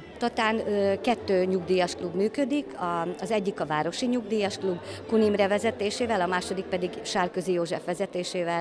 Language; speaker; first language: Hungarian; native; Hungarian